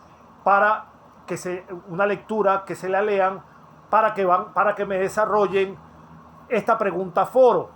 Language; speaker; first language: Spanish; native; Spanish